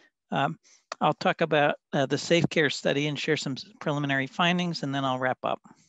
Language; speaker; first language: English; native; English